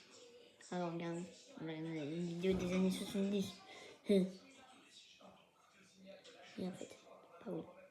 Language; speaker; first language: French; native; French